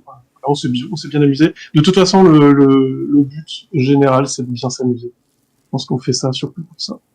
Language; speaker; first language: French; native; French